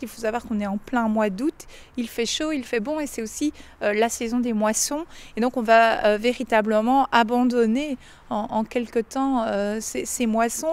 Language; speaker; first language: French; native; French